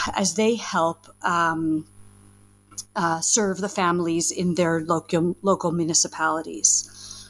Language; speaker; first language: English; native; English